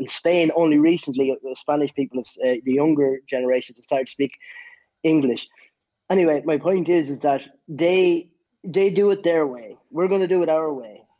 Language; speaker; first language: English; native; English